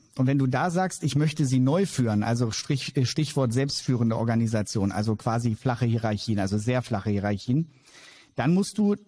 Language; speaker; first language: German; native; German